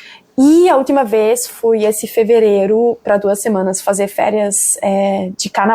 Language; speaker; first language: Portuguese; non-native, fluent; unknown